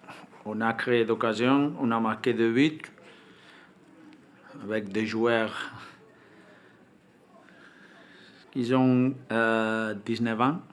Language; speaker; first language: French; non-native, fluent; Spanish